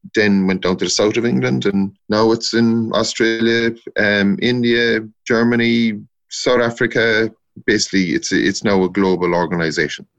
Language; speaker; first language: English; native; English